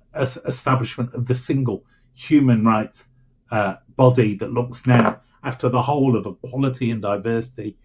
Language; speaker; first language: English; native; English